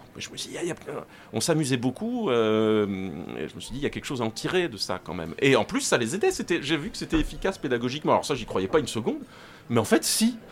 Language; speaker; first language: French; native; French